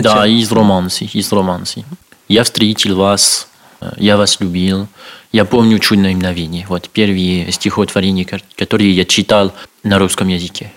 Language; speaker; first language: Russian; non-native, learner; French